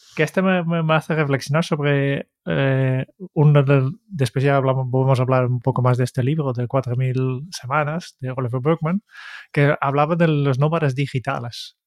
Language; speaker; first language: Spanish; non-native, fluent; Dutch